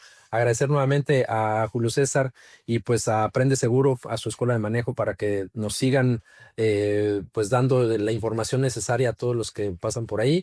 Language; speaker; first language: Spanish; native; Spanish